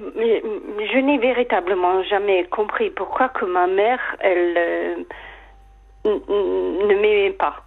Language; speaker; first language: French; native; French